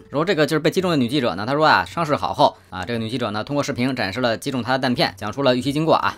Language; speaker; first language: Chinese; native; Chinese